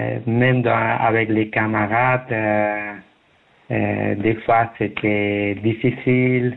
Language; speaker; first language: French; non-native, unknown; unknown